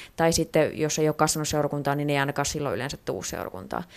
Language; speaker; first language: Finnish; native; Finnish